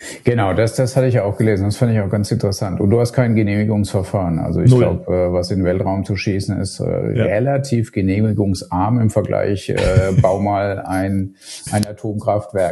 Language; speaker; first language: German; native; German